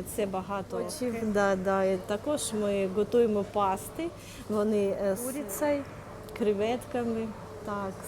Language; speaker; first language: Ukrainian; native; Ukrainian